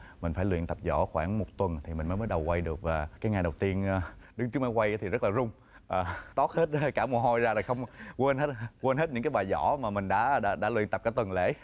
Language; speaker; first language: Vietnamese; early bilingual, heritage; Vietnamese